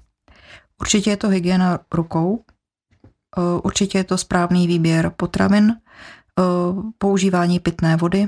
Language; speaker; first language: Czech; native; Czech